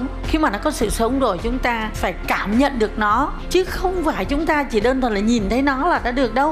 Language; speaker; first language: Vietnamese; native; Vietnamese